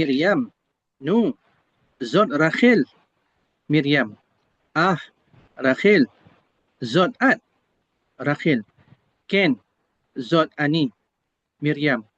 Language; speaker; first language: Hebrew; non-native, learner; Indonesian